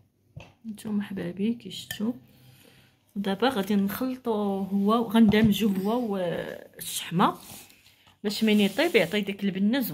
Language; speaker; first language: Arabic; native; Arabic